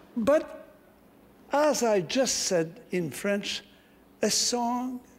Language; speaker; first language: English; non-native, fluent; French